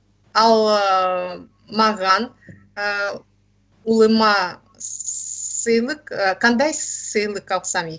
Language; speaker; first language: Kazakh; non-native, learner; Russian